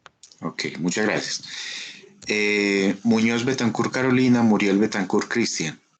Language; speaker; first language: Spanish; native; Spanish